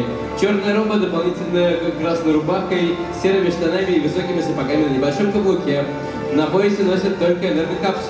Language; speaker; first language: Russian; native; Russian